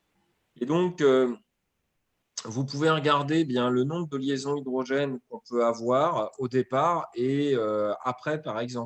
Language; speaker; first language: French; native; French